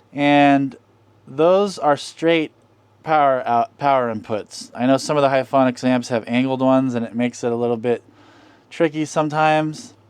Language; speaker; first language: English; native; English